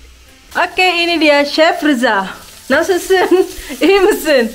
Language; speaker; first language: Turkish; non-native, learner; Indonesian